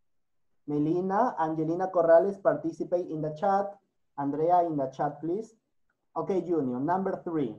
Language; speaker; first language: English; non-native, learner; Spanish